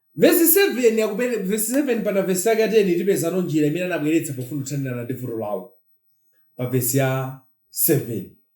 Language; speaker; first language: Nyanja; non-native, local second language; Tumbuka